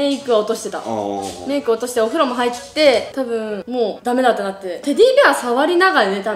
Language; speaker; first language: Japanese; native; Japanese